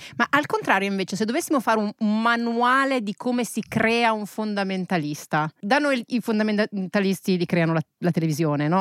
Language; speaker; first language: Italian; native; Italian